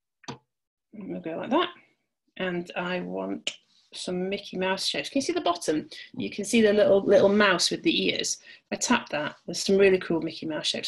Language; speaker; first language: English; native; English